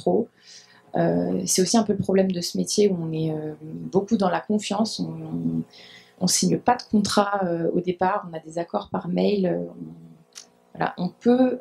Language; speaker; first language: French; native; French